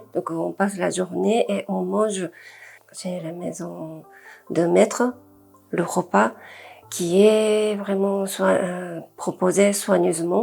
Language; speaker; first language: French; non-native, fluent; Japanese